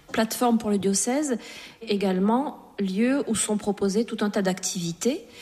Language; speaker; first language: French; native; French